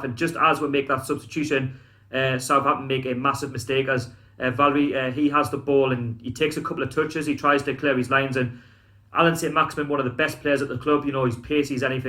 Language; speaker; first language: English; native; English